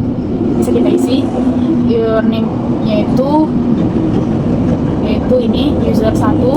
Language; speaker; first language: Indonesian; native; Indonesian